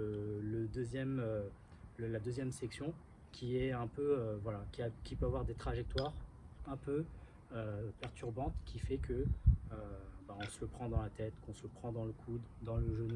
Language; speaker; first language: French; native; French